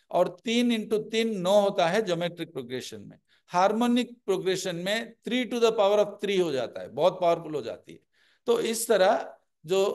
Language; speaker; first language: Hindi; non-native, local second language; Telugu